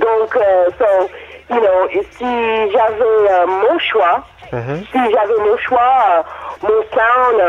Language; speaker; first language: French; non-native, learner; English